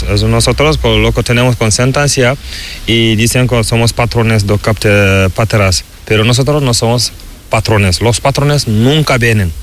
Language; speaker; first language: Spanish; non-native, learner; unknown